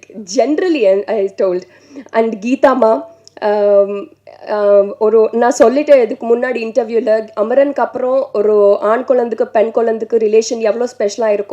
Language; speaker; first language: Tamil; non-native, learner; Telugu